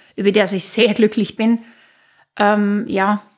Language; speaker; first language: German; native; German